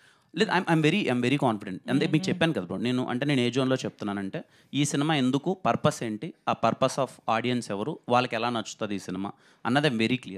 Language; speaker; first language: Telugu; native; Telugu